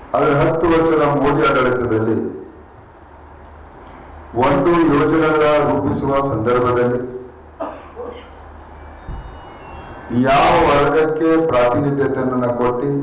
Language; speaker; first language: Kannada; native; Kannada